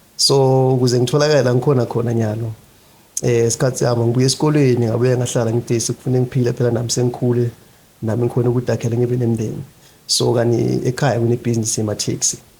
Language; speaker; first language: Zulu; non-native, local second language; Swati